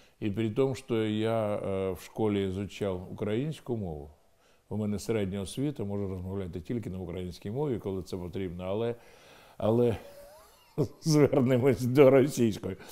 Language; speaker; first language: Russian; native; Russian